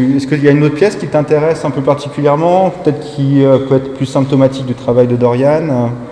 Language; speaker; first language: French; native; French